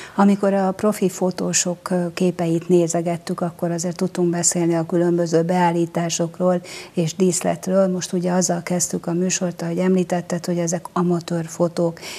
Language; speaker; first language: Hungarian; native; Hungarian